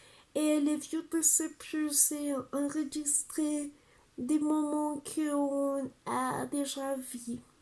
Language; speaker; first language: French; non-native, learner; Spanish